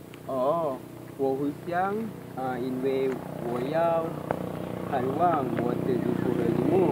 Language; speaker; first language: Chinese; non-native, learner; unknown